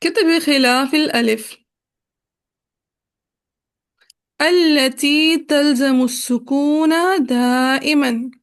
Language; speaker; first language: Arabic; non-native, fluent; Urdu